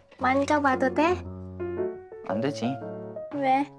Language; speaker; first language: Korean; non-native, fluent; Lao